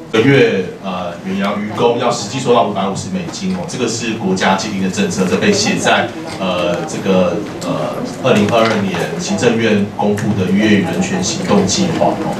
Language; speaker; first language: Chinese; native; Chinese